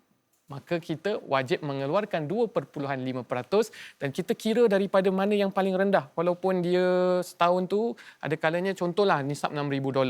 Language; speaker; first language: Malay; native; Malay